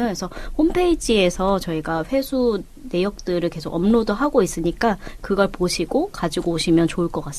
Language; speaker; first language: Korean; native; Korean